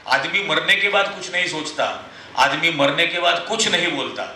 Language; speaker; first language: Hindi; non-native, local second language; Marathi